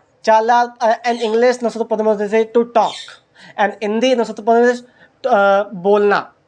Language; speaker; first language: Spanish; non-native, learner; Hindi